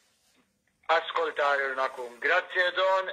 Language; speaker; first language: Italian; non-native, fluent; Maltese